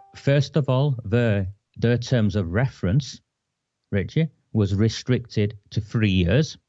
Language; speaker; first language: English; native; English